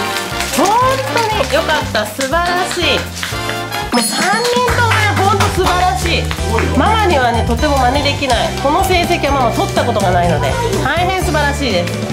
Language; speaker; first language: Japanese; native; Japanese